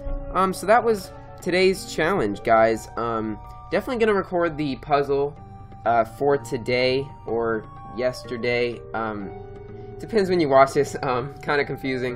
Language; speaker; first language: English; native; English